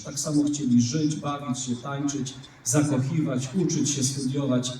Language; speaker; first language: Polish; native; Polish